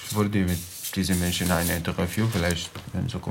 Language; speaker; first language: German; non-native, learner; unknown